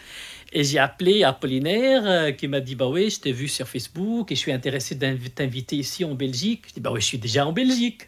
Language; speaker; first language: French; non-native, local second language; Arabic